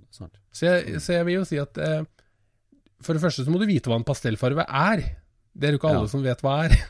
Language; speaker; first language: Norwegian; native; Norwegian